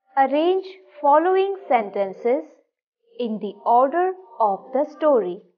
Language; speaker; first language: English; non-native, local second language; Gujarati